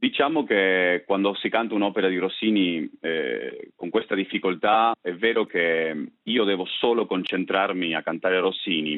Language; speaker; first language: Italian; non-native, fluent; Spanish